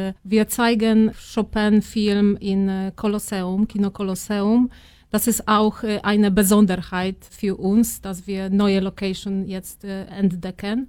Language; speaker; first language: German; non-native, learner; Polish